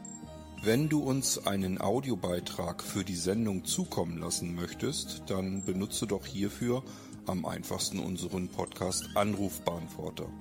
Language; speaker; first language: German; native; German